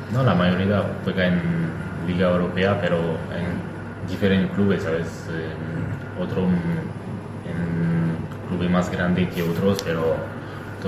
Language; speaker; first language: Spanish; non-native, learner; French